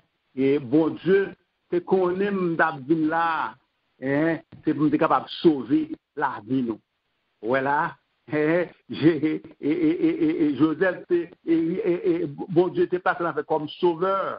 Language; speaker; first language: French; non-native, local second language; Haitian Creole